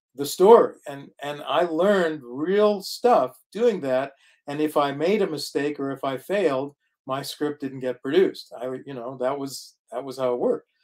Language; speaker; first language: English; native; English